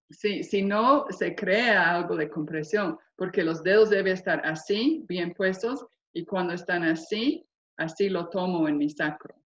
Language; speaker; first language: Spanish; non-native, fluent; English